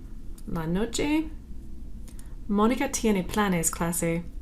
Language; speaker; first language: Spanish; non-native, fluent; English